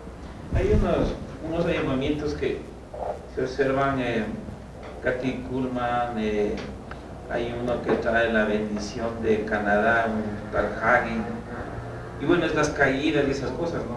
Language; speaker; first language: Spanish; native; Spanish